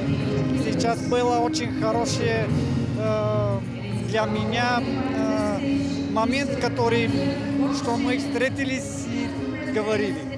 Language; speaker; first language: Russian; non-native, learner; Mongolian